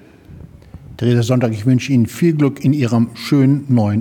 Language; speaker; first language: German; native; German